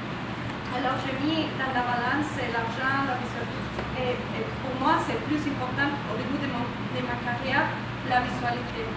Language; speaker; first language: French; non-native, fluent; Spanish